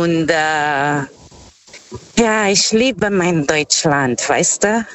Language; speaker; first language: German; non-native, fluent; Portuguese